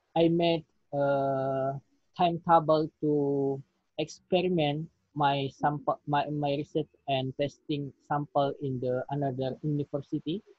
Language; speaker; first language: English; non-native, learner; Indonesian